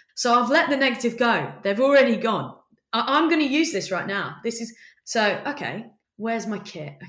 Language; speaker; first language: English; native; English